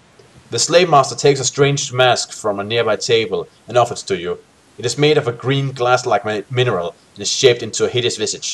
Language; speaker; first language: English; native; English